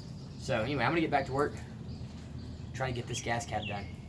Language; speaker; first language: English; native; English